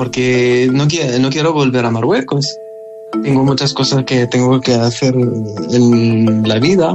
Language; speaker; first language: Spanish; non-native, learner; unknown